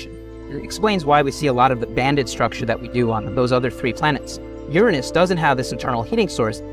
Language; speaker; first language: English; native; English